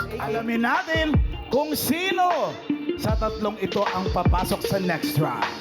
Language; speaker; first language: Filipino; native; Filipino